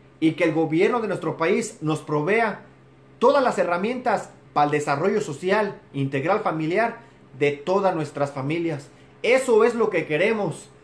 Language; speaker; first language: Spanish; native; Spanish